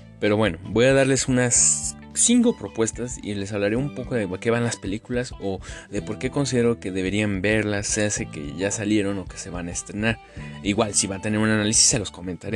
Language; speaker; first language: Spanish; native; Spanish